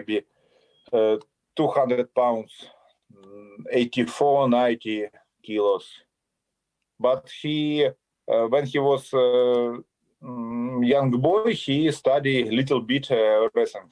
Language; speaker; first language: English; non-native, learner; Ukrainian